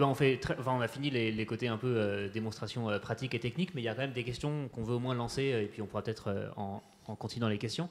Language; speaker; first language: French; native; French